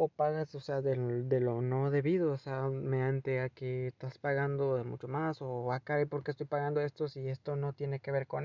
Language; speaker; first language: Spanish; native; Spanish